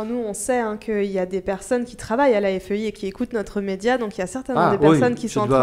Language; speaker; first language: French; native; French